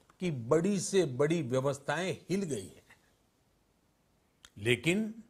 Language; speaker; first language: Hindi; non-native, local second language; Gujarati